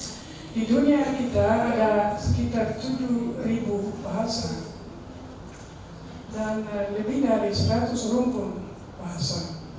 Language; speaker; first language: Indonesian; non-native, fluent; Dutch